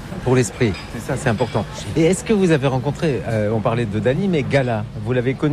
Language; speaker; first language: French; native; French